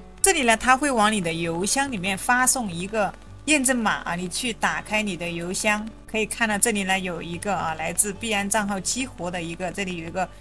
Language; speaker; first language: Chinese; native; Chinese